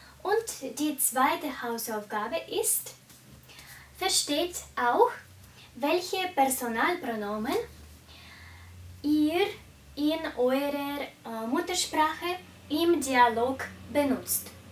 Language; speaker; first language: German; non-native, fluent; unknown